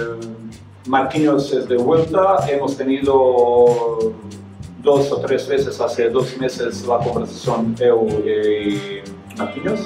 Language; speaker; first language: Spanish; non-native, fluent; Serbian